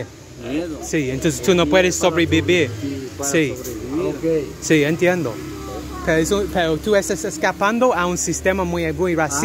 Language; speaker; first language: Spanish; non-native, learner; English